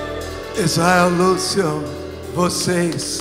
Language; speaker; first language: Portuguese; non-native, fluent; English